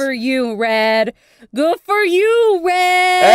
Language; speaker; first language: English; native; English